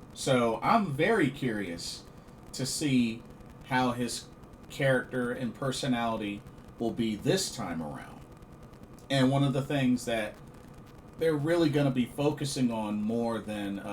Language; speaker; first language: English; native; English